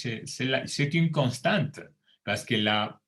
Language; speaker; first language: French; non-native, fluent; Spanish